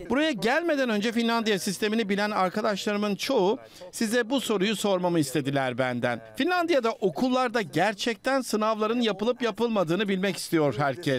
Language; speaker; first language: Turkish; native; Turkish